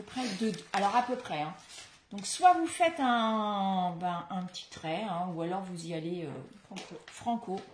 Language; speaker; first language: French; native; French